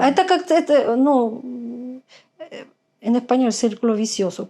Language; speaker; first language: Russian; native; Russian